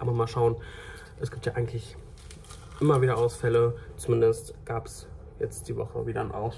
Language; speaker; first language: German; native; German